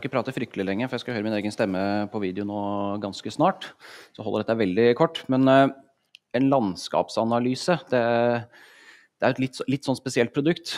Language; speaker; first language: Norwegian; native; Norwegian